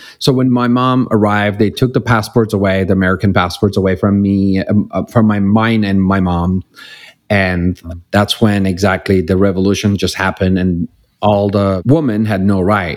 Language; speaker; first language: English; non-native, fluent; Persian